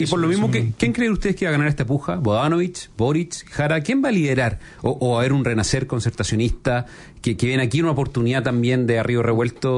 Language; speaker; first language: Spanish; native; Spanish